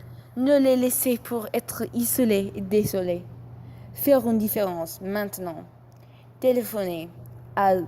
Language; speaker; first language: French; non-native, learner; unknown